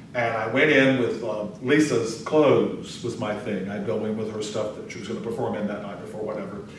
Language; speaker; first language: English; native; English